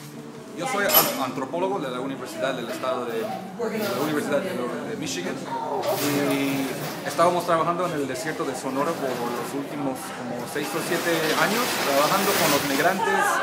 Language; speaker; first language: Spanish; early bilingual, heritage; Spanish